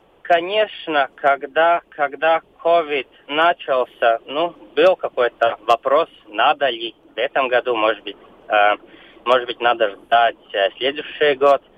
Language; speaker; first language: Russian; non-native, local second language; Latvian